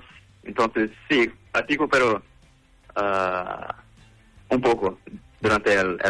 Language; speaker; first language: Spanish; non-native, learner; Portuguese